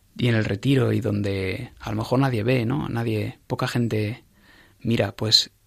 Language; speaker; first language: Spanish; native; Spanish